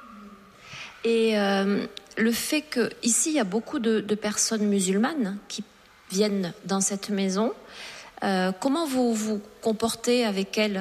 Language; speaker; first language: French; native; French